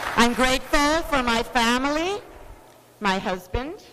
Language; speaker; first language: English; native; English